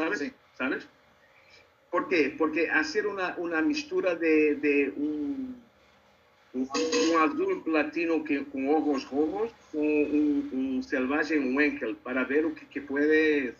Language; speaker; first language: Spanish; non-native, learner; Portuguese